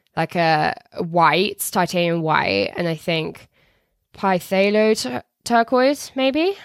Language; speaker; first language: English; native; English